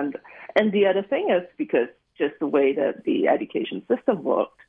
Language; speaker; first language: English; native; English